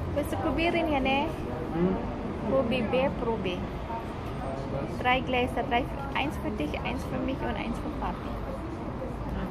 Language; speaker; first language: German; non-native, learner; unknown